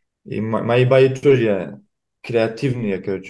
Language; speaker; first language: Russian; early bilingual, heritage; Kumyk